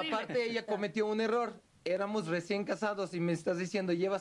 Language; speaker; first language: Spanish; non-native, fluent; Uzbek